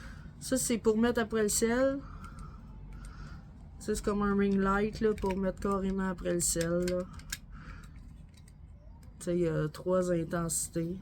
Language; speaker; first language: French; native; French